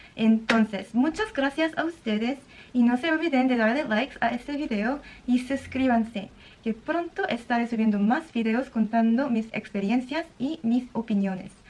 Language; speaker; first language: Spanish; non-native, fluent; Korean